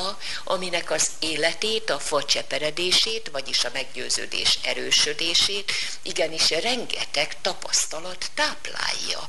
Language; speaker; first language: Hungarian; native; Hungarian